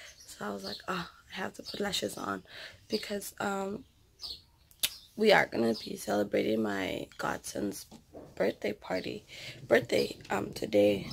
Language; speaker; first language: English; early bilingual, other home language; Spanish